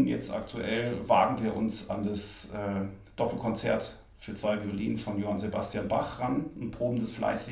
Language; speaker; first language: German; native; German